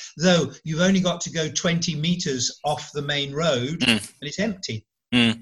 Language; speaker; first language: English; native; English